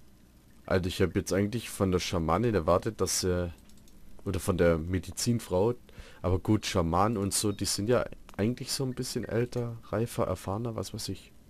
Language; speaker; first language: German; native; German